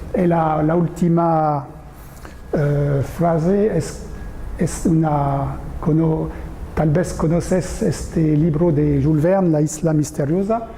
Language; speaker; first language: Spanish; non-native, learner; French